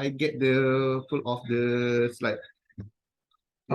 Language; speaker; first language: English; non-native, fluent; Malay